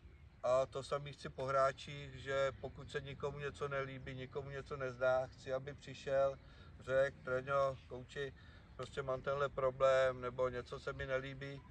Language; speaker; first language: Czech; native; Czech